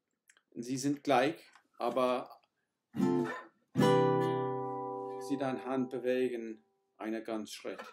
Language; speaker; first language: German; non-native, learner; English